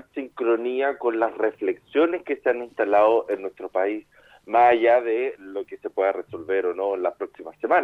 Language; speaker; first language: Spanish; native; Spanish